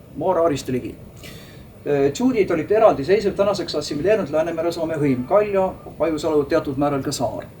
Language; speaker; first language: Estonian; native; Estonian